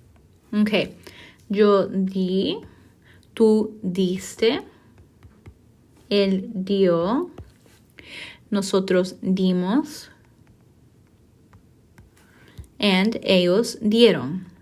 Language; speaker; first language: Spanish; non-native, fluent; English